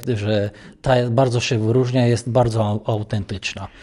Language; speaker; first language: Polish; non-native, fluent; Romanian